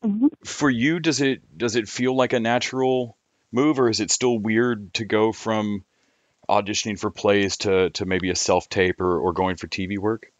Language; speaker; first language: English; native; English